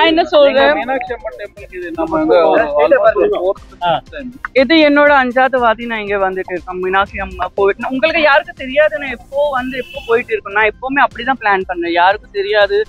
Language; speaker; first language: Tamil; non-native, fluent; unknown